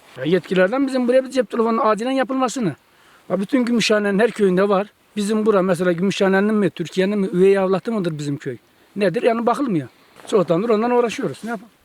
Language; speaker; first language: Turkish; native; Turkish